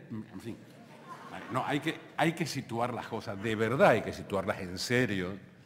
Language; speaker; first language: Spanish; native; Spanish